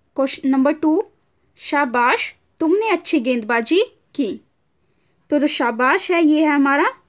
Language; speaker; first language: Hindi; native; Hindi